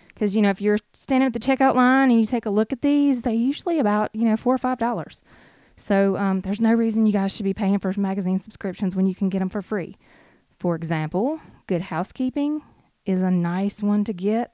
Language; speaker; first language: English; native; English